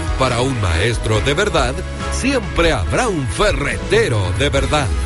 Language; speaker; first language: Spanish; native; Spanish